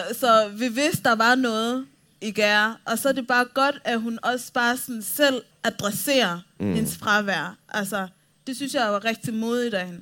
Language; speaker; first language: Danish; early bilingual, other home language; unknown